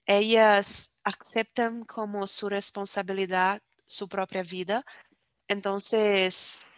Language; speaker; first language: Spanish; non-native, fluent; Portuguese